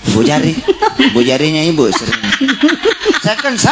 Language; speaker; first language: Indonesian; native; Indonesian